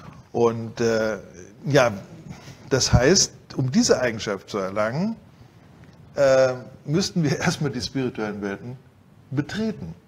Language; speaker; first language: German; native; German